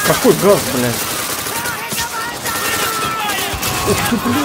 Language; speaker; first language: Russian; native; Russian